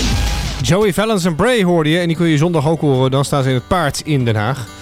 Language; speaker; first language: Dutch; native; Dutch